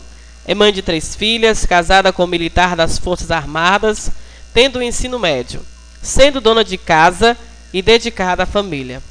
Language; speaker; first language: Portuguese; native; Portuguese